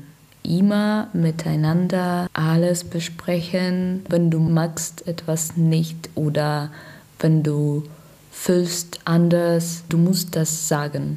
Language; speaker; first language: German; non-native, learner; Russian